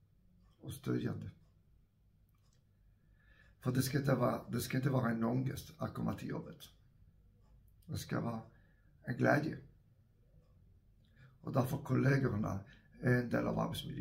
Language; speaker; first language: Swedish; non-native, fluent; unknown